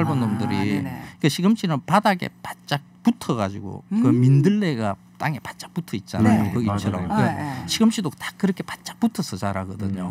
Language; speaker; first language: Korean; native; Korean